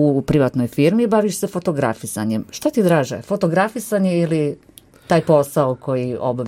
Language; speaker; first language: Serbian; native; Serbian